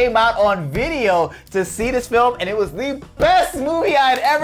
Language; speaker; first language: English; native; English